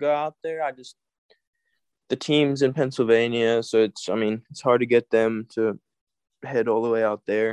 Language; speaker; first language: English; native; English